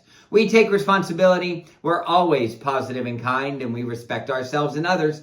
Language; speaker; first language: English; native; English